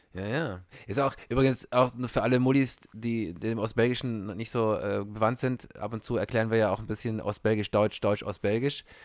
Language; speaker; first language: German; native; German